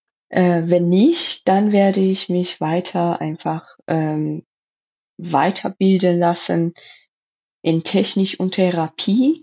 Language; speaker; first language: German; non-native, learner; Persian